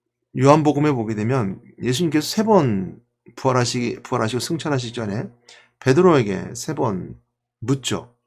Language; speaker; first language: Korean; native; Korean